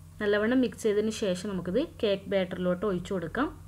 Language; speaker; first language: Malayalam; native; Malayalam